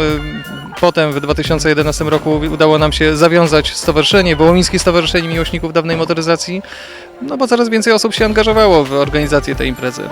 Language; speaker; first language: Polish; native; Polish